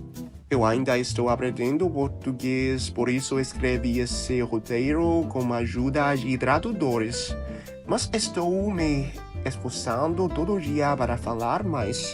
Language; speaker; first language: Portuguese; non-native, learner; Chinese